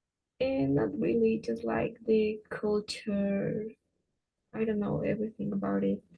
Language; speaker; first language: English; non-native, fluent; Spanish